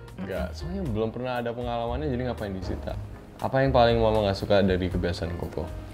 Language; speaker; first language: Indonesian; non-native, fluent; English